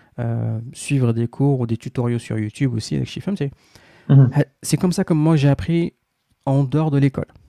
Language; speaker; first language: French; non-native, local second language; Arabic